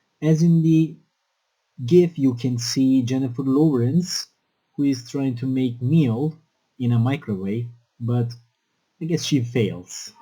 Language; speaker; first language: English; non-native, local second language; Turkish